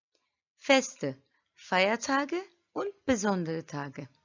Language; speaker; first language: German; non-native, fluent; Turkish